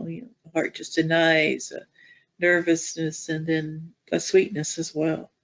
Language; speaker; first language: English; native; English